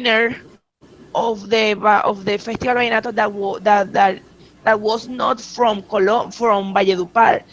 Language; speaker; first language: English; non-native, learner; Spanish